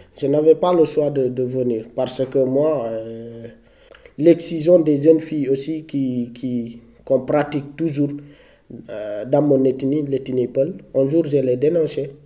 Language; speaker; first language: French; non-native, local second language; Fula